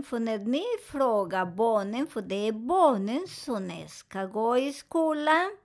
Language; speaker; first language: Swedish; non-native, learner; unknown